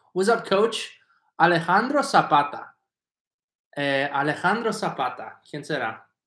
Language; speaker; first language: Spanish; non-native, fluent; English